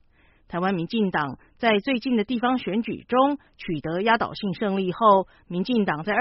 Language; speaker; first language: Chinese; native; Chinese